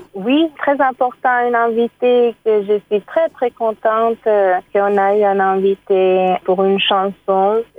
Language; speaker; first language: French; non-native, fluent; Hungarian